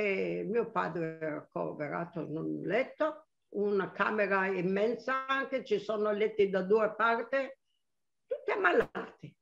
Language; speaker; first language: Italian; non-native, local second language; Arabic